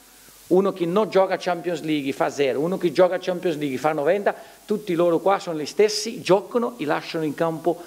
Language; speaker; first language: Italian; non-native, fluent; Portuguese